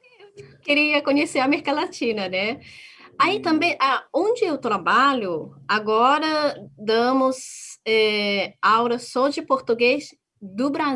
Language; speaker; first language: Portuguese; non-native, fluent; Japanese